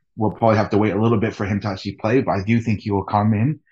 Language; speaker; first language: English; native; English